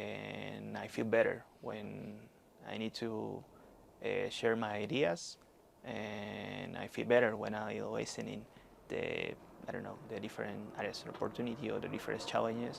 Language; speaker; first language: English; non-native, learner; Spanish